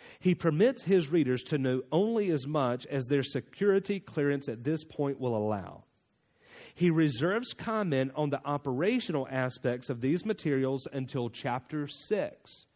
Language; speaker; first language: English; native; English